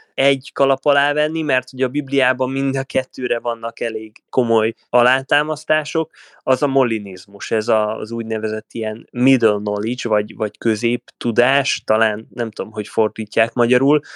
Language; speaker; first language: Hungarian; native; Hungarian